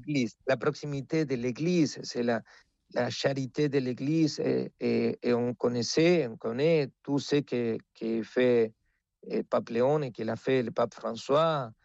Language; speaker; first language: French; non-native, fluent; Spanish